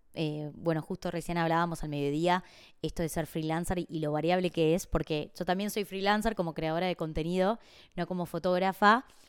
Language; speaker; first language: Spanish; native; Spanish